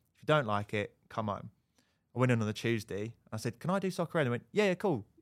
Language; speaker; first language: English; native; English